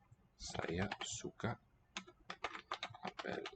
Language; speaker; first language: Indonesian; non-native, learner; English